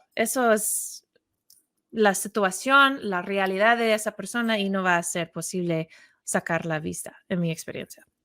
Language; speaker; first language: Spanish; non-native, fluent; English